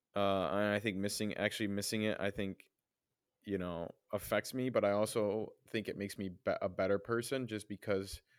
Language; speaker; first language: English; native; English